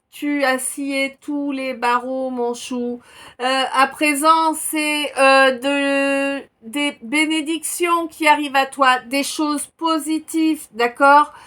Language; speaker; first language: French; native; French